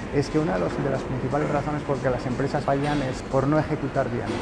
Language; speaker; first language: Spanish; native; Spanish